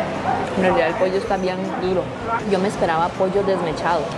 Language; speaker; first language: Spanish; native; Spanish